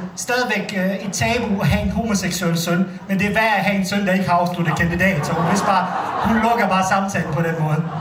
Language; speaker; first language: Danish; early bilingual, other home language; Bosnian